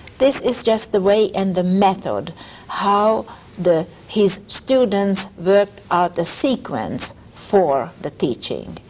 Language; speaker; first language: English; non-native, fluent; Hungarian